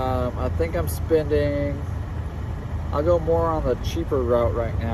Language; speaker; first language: English; native; English